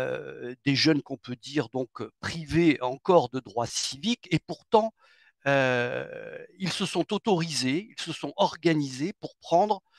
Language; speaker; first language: French; native; French